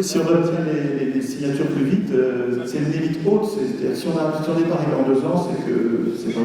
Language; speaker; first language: French; native; French